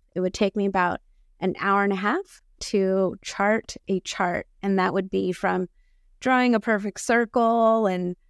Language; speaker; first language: English; early bilingual, other home language; Filipino